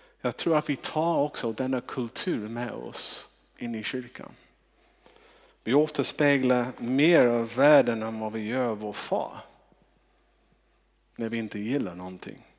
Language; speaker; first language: Swedish; non-native, fluent; English